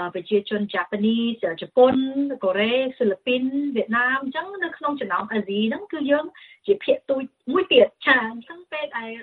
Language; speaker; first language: Khmer; early bilingual, heritage; Khmer